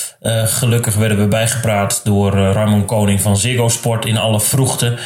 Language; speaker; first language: Dutch; native; Dutch